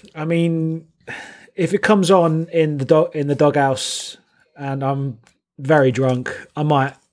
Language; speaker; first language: English; native; English